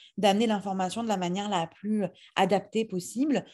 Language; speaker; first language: French; native; French